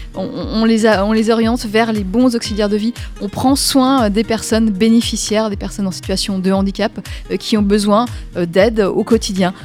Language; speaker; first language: French; native; French